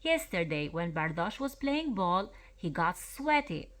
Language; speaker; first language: English; non-native, fluent; Albanian